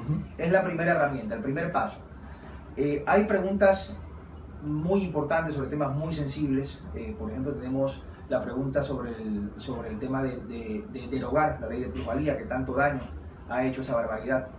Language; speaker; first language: Spanish; native; Spanish